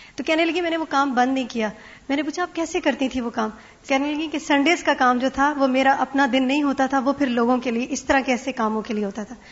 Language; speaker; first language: Urdu; native; Urdu